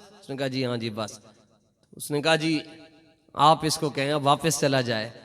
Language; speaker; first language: Urdu; non-native, local second language; Punjabi